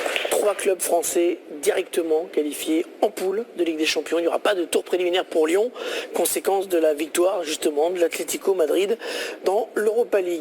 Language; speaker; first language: French; native; French